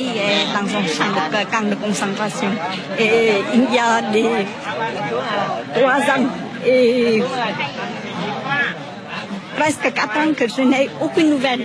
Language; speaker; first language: French; non-native, local second language; Vietnamese